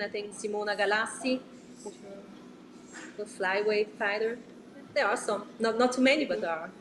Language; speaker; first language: English; non-native, learner; Italian